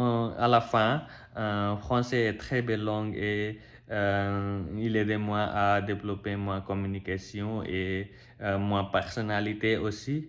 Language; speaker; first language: French; non-native, learner; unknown